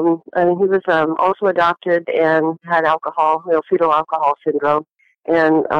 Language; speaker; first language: English; early bilingual, other home language; Latvian